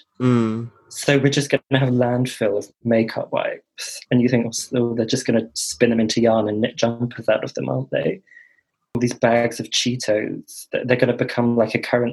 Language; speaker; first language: English; native; English